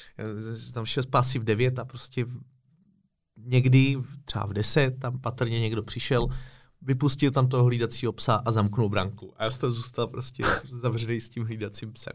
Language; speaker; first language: Czech; native; Czech